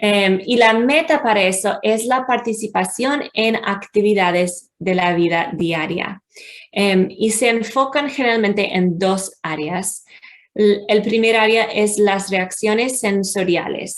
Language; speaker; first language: Spanish; non-native, fluent; English